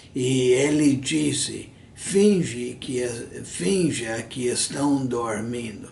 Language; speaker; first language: Portuguese; non-native, fluent; English